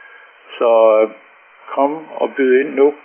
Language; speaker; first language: Danish; native; Danish